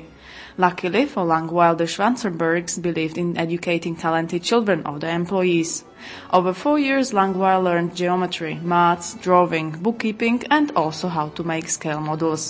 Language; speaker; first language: English; non-native, fluent; Czech